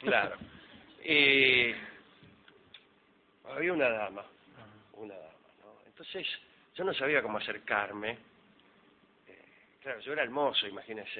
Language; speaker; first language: Spanish; native; Spanish